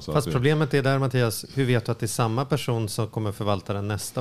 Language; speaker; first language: Swedish; native; Swedish